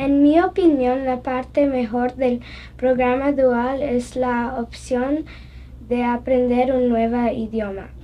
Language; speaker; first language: Spanish; non-native, learner; English